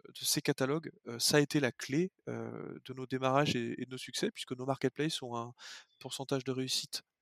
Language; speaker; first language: French; native; French